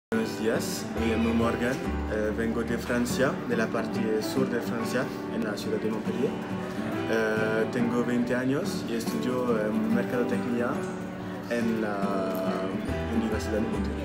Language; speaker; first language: Spanish; non-native, learner; French